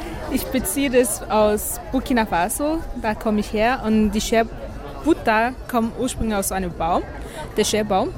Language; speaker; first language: German; non-native, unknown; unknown